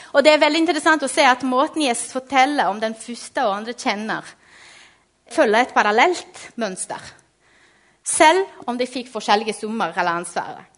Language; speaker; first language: Norwegian; non-native, fluent; Portuguese